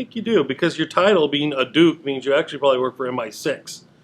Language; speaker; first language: English; native; English